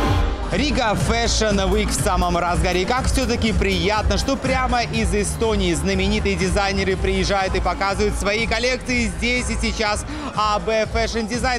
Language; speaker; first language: Russian; native; Russian